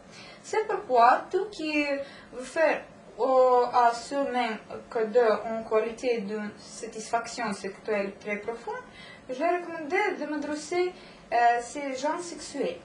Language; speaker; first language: French; non-native, learner; Russian